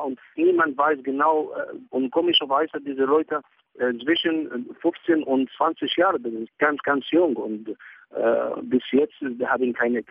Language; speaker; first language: German; non-native, fluent; Arabic